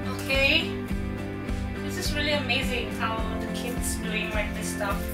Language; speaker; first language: English; non-native, learner; Indonesian